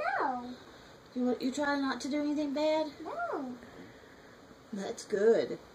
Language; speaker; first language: English; native; English